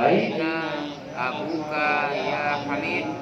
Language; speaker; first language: Arabic; non-native, learner; Indonesian